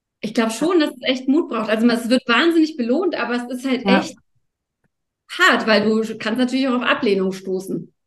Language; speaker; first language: German; native; German